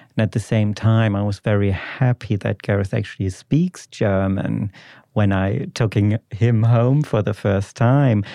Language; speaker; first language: English; non-native, fluent; German